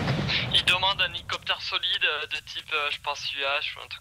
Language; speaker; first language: French; native; French